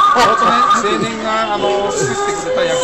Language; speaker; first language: Japanese; native; Japanese